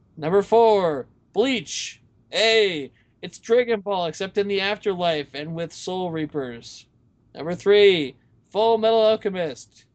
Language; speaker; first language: English; native; English